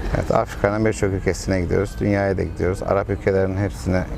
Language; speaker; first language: Turkish; native; Turkish